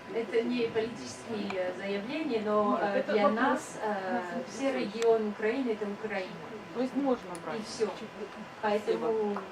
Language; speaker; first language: Russian; non-native, fluent; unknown